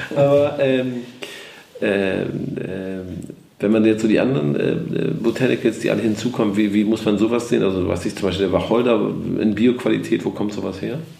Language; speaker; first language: German; native; German